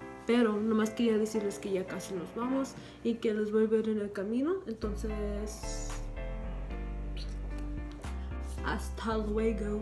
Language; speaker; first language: Spanish; early bilingual, heritage; Spanish